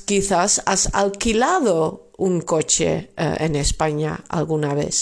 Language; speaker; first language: Spanish; non-native, fluent; Dutch